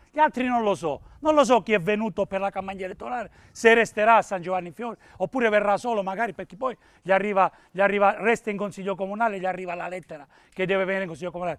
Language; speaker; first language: Italian; native; Italian